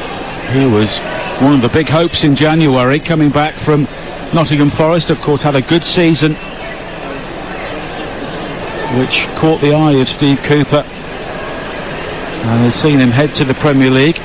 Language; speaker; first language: English; native; English